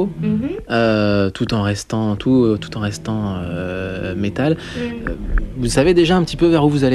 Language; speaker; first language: French; native; French